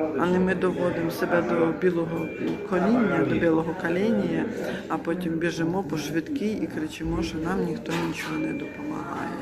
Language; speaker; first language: Ukrainian; native; Ukrainian